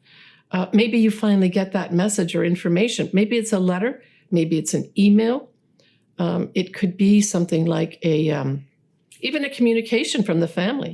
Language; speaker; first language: English; native; English